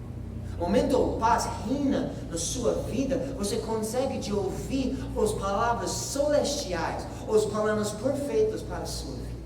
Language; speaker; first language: Portuguese; non-native, fluent; English